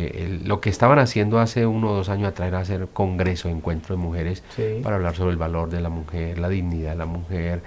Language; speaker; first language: Spanish; native; Spanish